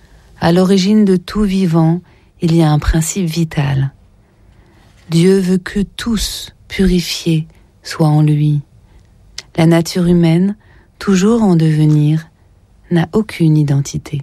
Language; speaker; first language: French; native; French